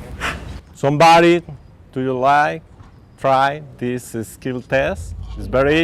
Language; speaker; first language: English; non-native, learner; Spanish